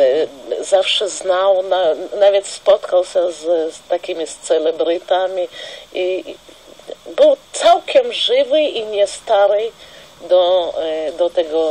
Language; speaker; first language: Polish; non-native, fluent; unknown